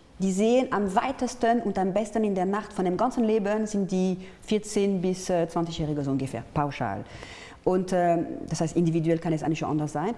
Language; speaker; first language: German; non-native, fluent; French